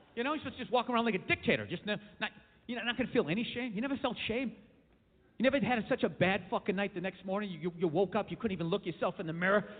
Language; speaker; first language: English; native; English